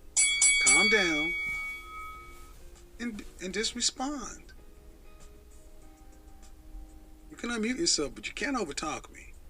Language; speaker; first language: English; native; English